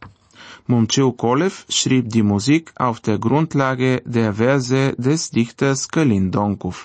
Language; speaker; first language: German; non-native, fluent; Bulgarian